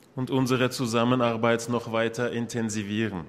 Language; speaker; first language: German; non-native, local second language; French